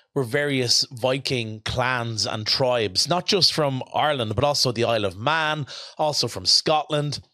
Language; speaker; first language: English; native; English